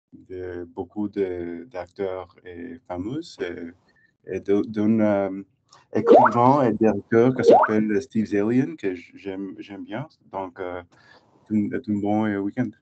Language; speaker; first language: French; non-native, learner; English